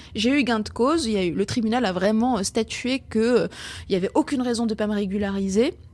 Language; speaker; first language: French; non-native, local second language; Arabic